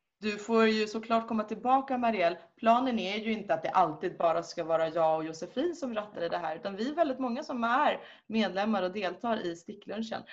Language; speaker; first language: Swedish; native; Swedish